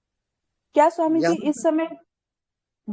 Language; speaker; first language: Hindi; native; Hindi